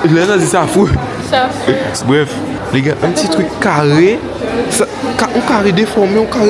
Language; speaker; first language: French; native; French